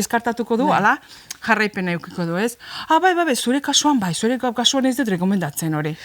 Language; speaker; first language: Basque; non-native, fluent; Azerbaijani